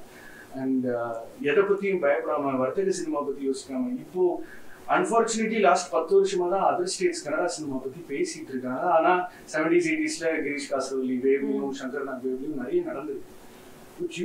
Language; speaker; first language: Tamil; native; Tamil